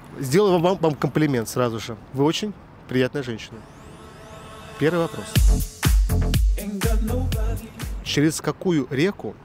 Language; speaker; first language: Russian; native; Russian